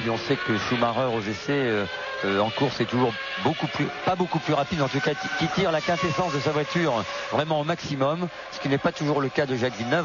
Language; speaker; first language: French; native; French